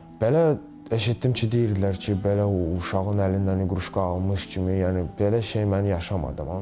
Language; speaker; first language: Azerbaijani; early bilingual, heritage; Azerbaijani